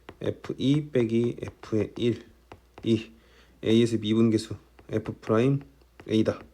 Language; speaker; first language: Korean; native; Korean